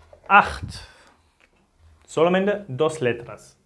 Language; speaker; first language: Spanish; non-native, fluent; German